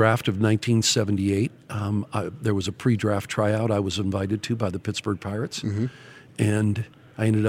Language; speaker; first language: English; native; English